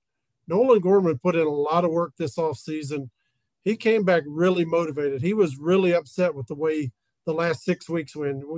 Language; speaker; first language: English; native; English